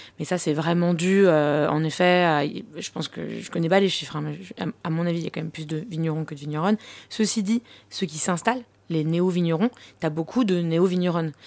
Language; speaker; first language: French; native; French